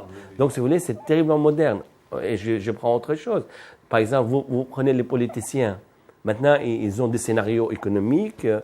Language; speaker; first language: French; non-native, fluent; Arabic